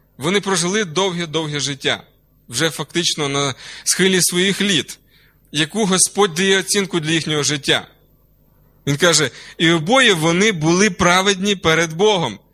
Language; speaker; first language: Ukrainian; non-native, local second language; Russian